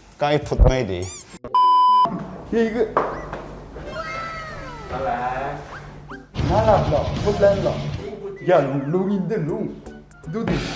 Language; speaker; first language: Thai; non-native, learner; Korean